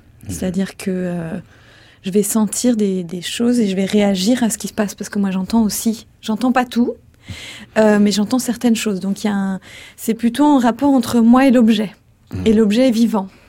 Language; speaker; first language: French; native; French